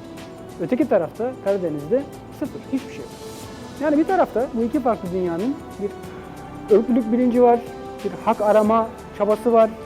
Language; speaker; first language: Turkish; native; Turkish